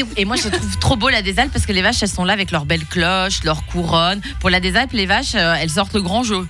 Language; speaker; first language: French; early bilingual, other home language; Spanish